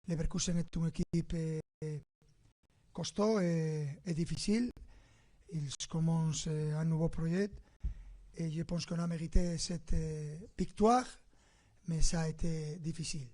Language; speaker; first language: French; non-native, fluent; Spanish